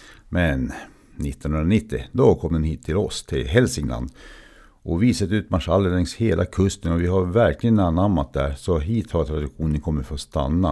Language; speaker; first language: Swedish; native; Swedish